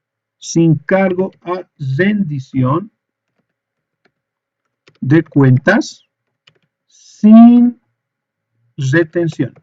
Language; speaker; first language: Spanish; native; Spanish